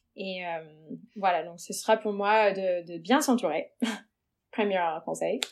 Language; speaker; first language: French; non-native, fluent; English